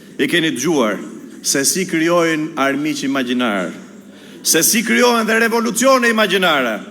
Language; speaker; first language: Albanian; native; Albanian